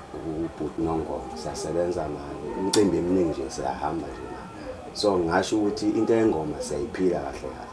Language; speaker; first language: Zulu; native; Zulu